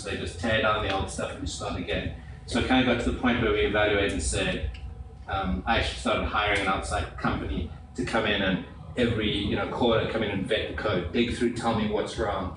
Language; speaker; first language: English; native; English